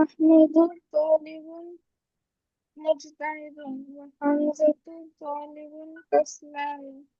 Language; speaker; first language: Arabic; non-native, learner; Bangla